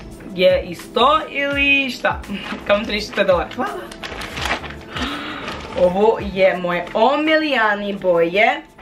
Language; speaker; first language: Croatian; non-native, learner; English